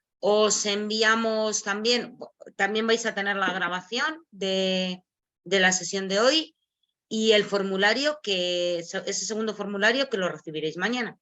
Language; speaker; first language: Spanish; native; Spanish